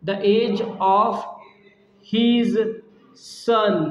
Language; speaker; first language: English; non-native, local second language; Marathi